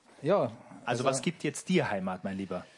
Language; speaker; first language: German; native; German